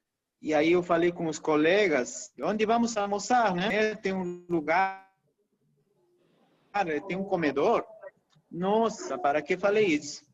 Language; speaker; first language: Portuguese; non-native, fluent; Spanish